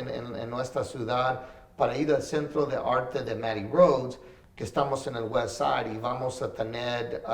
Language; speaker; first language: Spanish; early bilingual, heritage; English